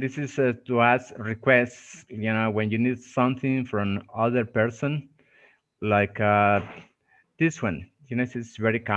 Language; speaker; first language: English; non-native, fluent; Spanish